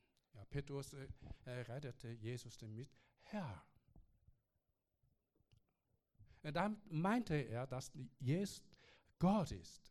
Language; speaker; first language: German; non-native, learner; Korean